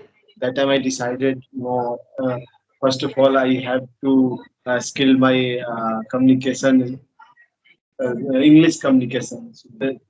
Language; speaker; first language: English; non-native, learner; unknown